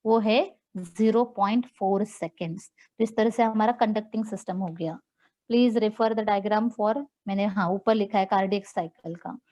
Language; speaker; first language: Hindi; non-native, local second language; Marathi